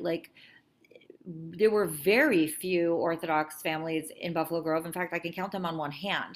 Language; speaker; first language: English; native; English